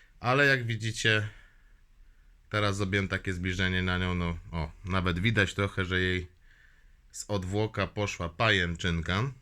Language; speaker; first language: Polish; native; Polish